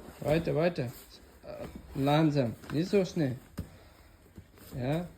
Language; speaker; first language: German; non-native, learner; Ukrainian